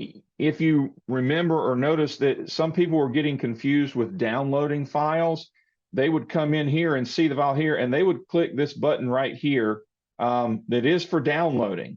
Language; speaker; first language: English; native; English